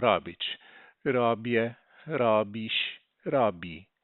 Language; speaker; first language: Polish; non-native, learner; Portuguese